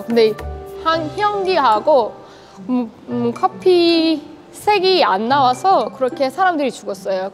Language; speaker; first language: Korean; non-native, fluent; Persian